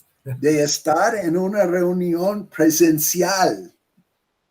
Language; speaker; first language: Spanish; non-native, fluent; English